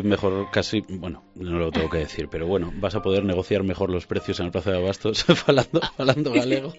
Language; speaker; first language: Spanish; native; Spanish